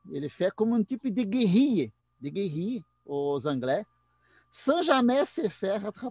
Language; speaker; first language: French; non-native, learner; Portuguese